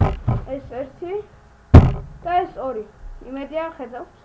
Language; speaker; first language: Georgian; native; Georgian